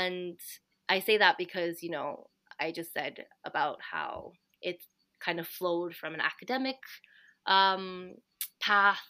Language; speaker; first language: English; native; English